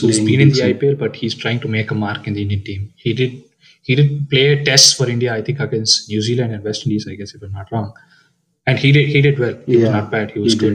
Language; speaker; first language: English; non-native, local second language; Tamil